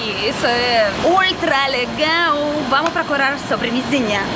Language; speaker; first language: Portuguese; non-native, learner; Russian